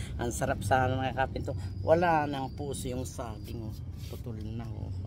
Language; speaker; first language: Filipino; non-native, local second language; Pangasinan